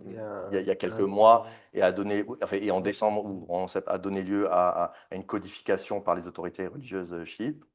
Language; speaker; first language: French; native; French